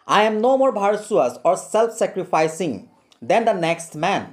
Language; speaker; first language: English; non-native, local second language; Assamese